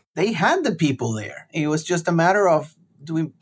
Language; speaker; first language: English; non-native, fluent; Spanish